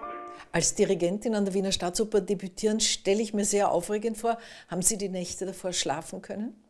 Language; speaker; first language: German; native; German